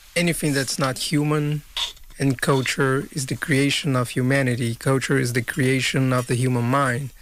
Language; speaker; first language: English; non-native, fluent; Portuguese